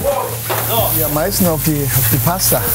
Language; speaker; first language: German; native; German